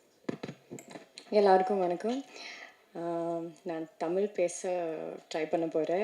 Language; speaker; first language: Tamil; non-native, learner; Malayalam